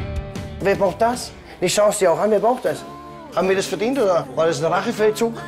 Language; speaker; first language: German; native; German